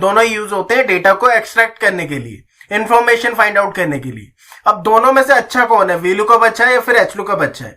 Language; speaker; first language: Hindi; native; Hindi